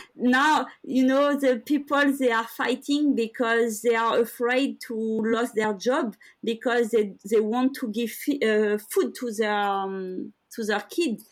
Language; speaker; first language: English; non-native, learner; French